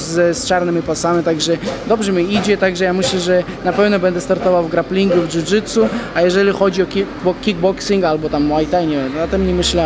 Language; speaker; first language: Polish; non-native, fluent; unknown